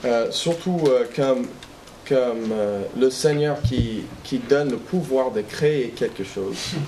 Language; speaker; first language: French; non-native, fluent; English